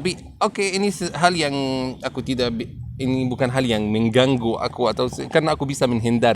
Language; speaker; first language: Indonesian; non-native, learner; Arabic